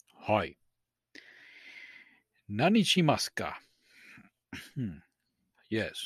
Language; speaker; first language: Japanese; non-native, learner; English